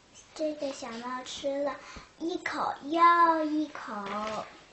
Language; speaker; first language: Chinese; early bilingual, heritage; Chinese